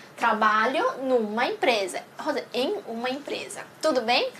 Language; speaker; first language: Portuguese; non-native, fluent; Chinese